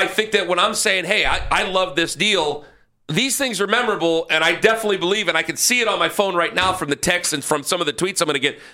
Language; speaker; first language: English; native; English